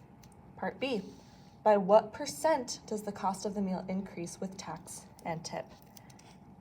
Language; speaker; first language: English; native; English